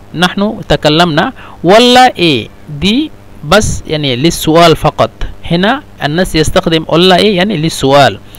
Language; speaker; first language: Egyptian Arabic; non-native, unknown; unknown